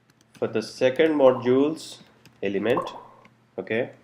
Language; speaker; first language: English; non-native, local second language; Telugu